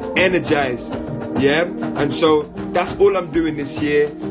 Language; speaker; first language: English; native; English